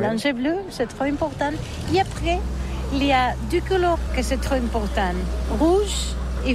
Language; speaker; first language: French; non-native, learner; Catalan